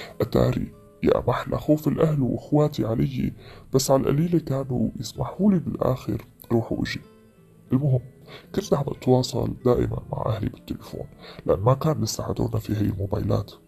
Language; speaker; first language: Arabic; native; Arabic